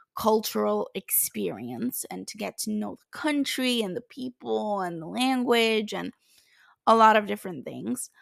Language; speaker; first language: English; non-native, fluent; Italian